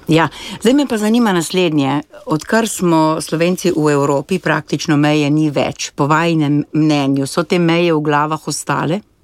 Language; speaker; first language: Slovenian; native; Slovenian